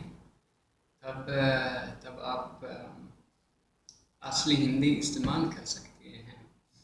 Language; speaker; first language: Hindi; non-native, fluent; Swedish